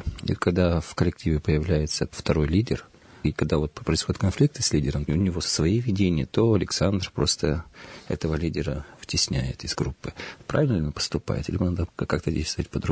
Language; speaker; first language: Russian; native; Russian